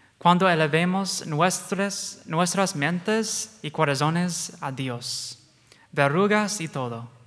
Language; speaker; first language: Spanish; non-native, fluent; English